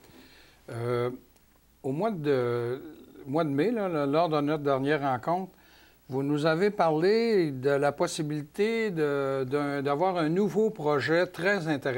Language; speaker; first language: French; native; French